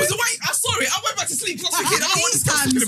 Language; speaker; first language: English; native; English